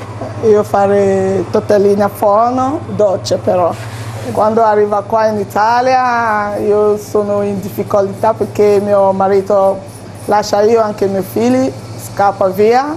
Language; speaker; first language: Italian; non-native, learner; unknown